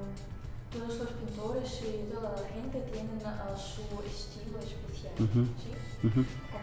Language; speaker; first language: Spanish; non-native, learner; Russian